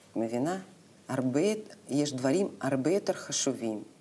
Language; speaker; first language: Hebrew; non-native, fluent; Russian